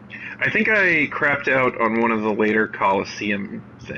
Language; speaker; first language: English; native; English